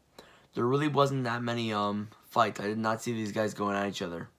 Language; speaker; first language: English; native; English